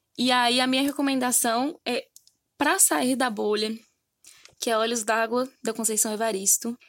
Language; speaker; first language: Portuguese; native; Portuguese